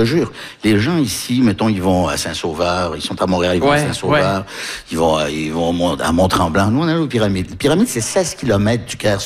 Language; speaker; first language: French; early bilingual, other home language; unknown